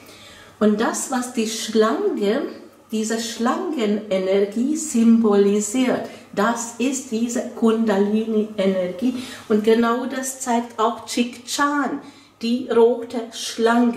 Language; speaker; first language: German; non-native, fluent; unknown